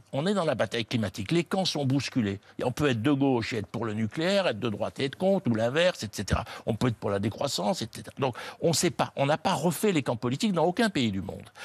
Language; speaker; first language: French; native; French